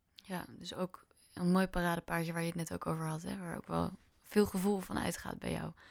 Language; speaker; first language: Dutch; native; Dutch